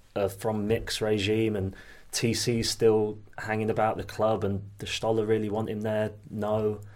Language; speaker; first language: English; native; English